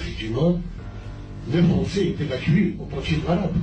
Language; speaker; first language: French; non-native, local second language; Kabyle